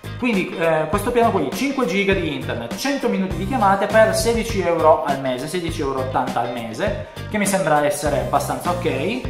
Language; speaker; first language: Italian; native; Italian